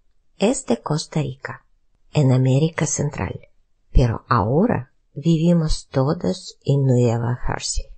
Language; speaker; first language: Spanish; non-native, learner; Russian